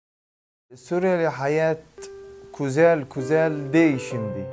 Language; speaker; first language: Turkish; non-native, learner; Arabic